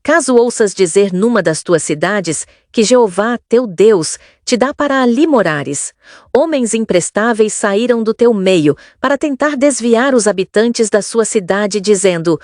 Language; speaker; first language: Portuguese; native; Portuguese